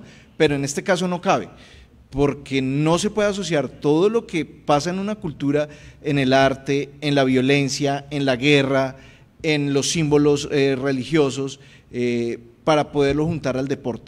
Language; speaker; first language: Spanish; native; Spanish